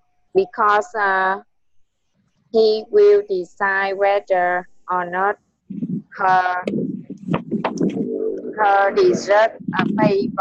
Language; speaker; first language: English; non-native, learner; Vietnamese